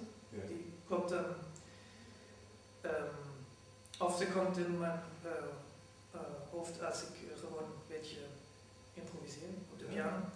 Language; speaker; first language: Dutch; non-native, fluent; German